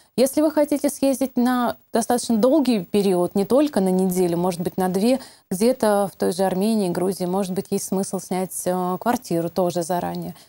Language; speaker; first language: Russian; native; Russian